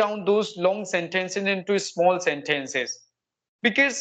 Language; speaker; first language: English; non-native, local second language; Hindi